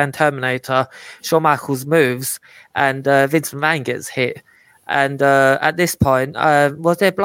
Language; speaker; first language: English; native; English